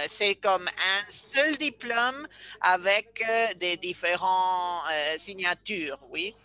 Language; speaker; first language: French; non-native, fluent; Spanish